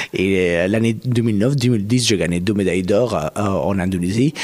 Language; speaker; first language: French; non-native, fluent; Persian